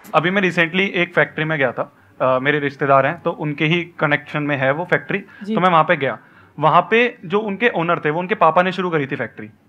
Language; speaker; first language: Hindi; native; Hindi